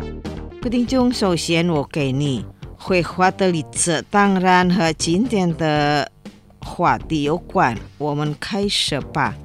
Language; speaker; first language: Chinese; non-native, fluent; Indonesian